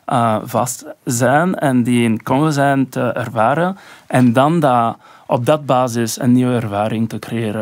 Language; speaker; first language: Dutch; non-native, local second language; French